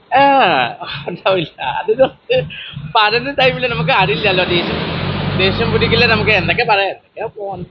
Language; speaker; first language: Malayalam; non-native, local second language; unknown